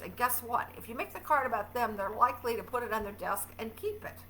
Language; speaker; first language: English; native; English